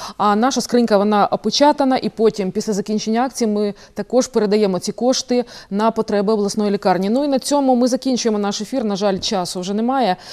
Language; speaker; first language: Ukrainian; native; Ukrainian